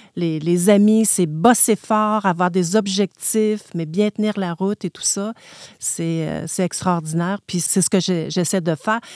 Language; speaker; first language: French; native; French